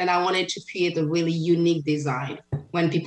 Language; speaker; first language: English; non-native, fluent; French